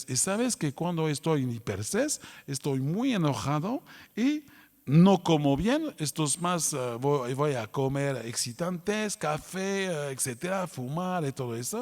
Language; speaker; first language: Spanish; non-native, fluent; French